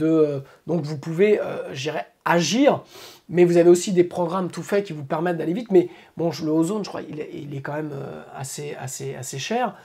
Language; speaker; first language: French; native; French